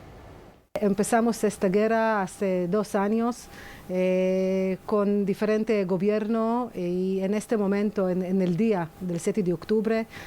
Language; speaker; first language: Spanish; non-native, fluent; Hebrew